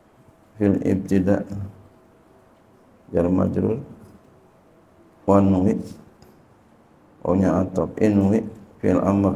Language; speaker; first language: Arabic; non-native, fluent; Indonesian